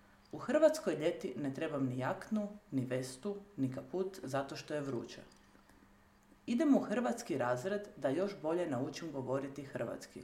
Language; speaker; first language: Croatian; early bilingual, heritage; Croatian